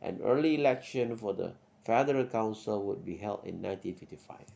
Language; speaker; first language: English; non-native, local second language; Malay